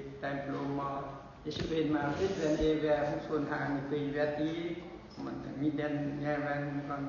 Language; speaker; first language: Hungarian; non-native, learner; Vietnamese